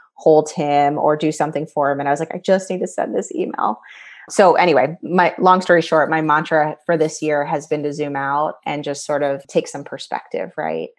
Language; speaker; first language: English; native; English